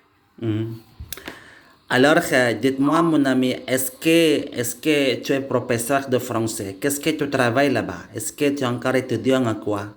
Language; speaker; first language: French; non-native, learner; Indonesian